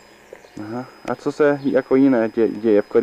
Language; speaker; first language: Czech; early bilingual, heritage; Czech